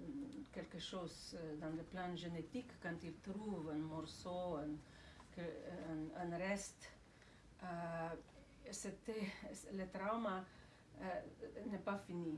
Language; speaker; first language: French; non-native, fluent; Slovenian